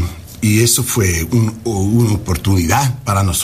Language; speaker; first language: Spanish; non-native, learner; English